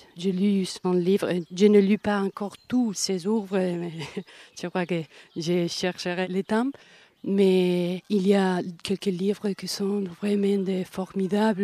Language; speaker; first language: French; non-native, fluent; Spanish